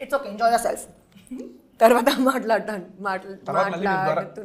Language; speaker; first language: Telugu; non-native, local second language; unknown